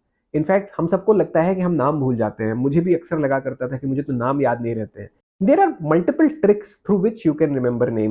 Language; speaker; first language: Hindi; native; Hindi